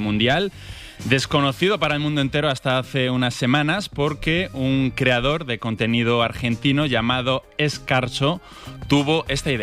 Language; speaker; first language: Spanish; native; Spanish